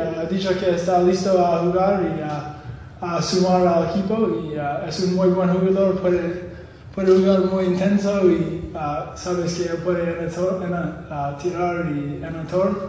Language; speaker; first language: Spanish; non-native, learner; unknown